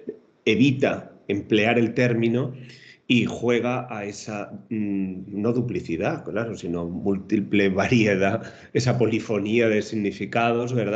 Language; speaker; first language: Spanish; native; Spanish